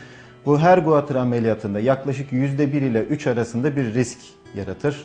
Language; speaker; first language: Turkish; native; Turkish